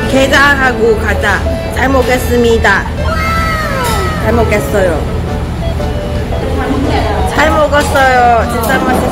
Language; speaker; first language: Korean; non-native, learner; Cantonese